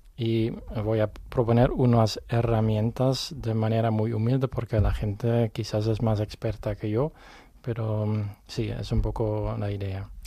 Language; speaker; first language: Spanish; non-native, fluent; Dutch